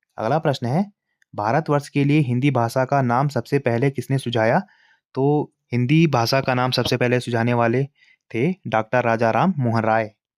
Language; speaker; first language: Hindi; native; Hindi